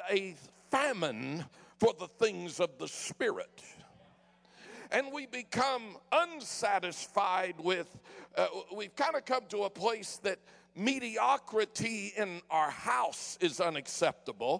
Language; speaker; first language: English; native; English